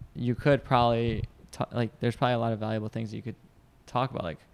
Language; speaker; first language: English; native; English